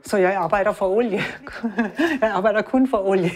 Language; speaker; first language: Danish; non-native, learner; German